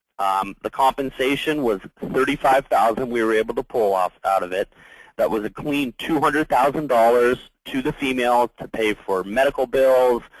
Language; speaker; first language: English; native; English